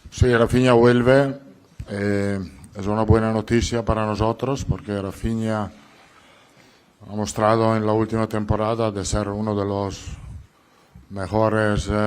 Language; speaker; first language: Spanish; non-native, fluent; Italian